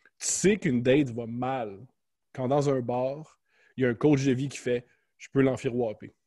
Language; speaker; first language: French; native; French